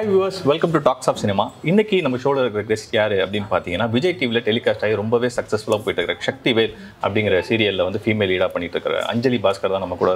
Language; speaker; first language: Tamil; native; Tamil